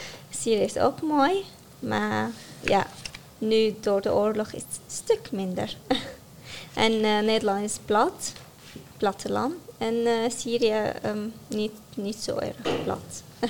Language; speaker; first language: Dutch; non-native, learner; Arabic